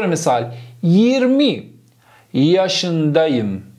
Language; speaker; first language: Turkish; non-native, fluent; Persian